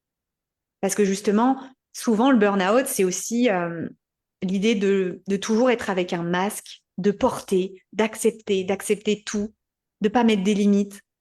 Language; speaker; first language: French; native; French